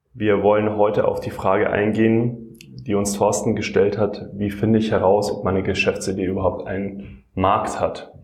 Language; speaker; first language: German; native; German